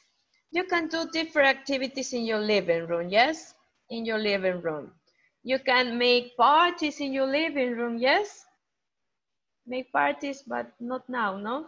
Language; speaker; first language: English; non-native, fluent; Spanish